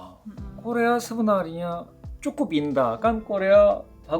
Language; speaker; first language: Indonesian; non-native, fluent; Korean